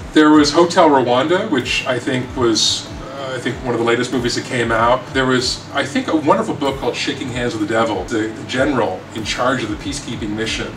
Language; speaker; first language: English; native; English